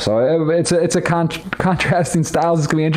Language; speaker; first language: English; native; English